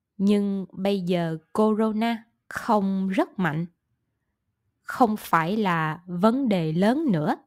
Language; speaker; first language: Vietnamese; non-native, learner; German